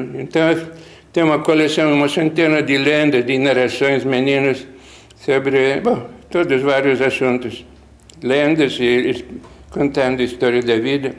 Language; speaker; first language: Portuguese; non-native, fluent; Lithuanian